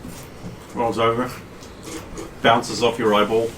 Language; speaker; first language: English; native; English